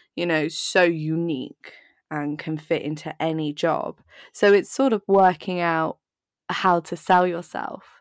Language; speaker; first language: English; native; English